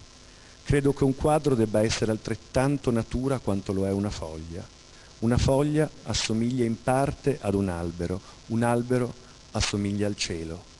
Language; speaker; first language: Italian; native; Italian